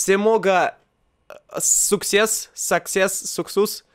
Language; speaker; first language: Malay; non-native, learner; Russian